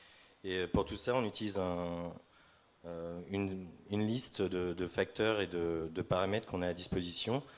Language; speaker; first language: French; native; French